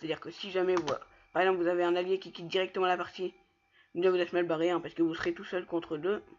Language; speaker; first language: French; native; French